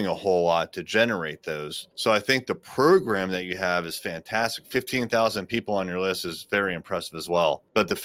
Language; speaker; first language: English; native; English